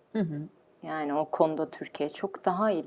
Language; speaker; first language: Turkish; early bilingual, heritage; Turkish